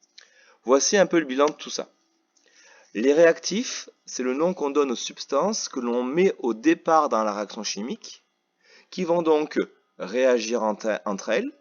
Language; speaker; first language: French; native; French